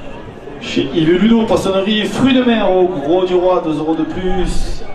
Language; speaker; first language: French; native; French